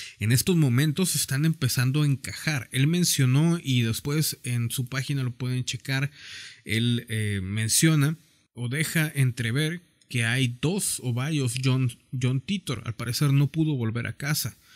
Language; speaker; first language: Spanish; native; Spanish